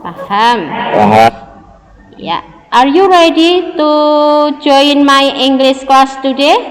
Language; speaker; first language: English; non-native, learner; Indonesian